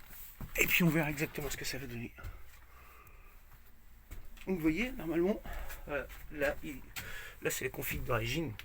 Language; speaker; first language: French; native; French